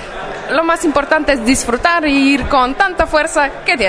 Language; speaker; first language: Spanish; non-native, fluent; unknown